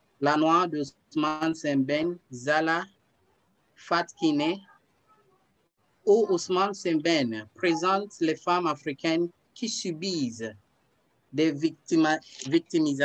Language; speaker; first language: French; non-native, fluent; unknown